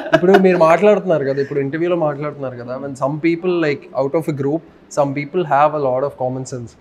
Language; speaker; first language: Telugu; native; Telugu